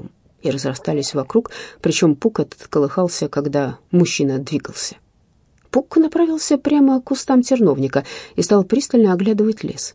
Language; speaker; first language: Russian; native; Russian